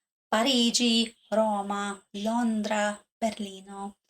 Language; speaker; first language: Italian; non-native, learner; English